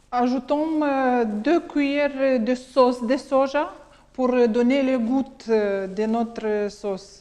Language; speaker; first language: French; non-native, learner; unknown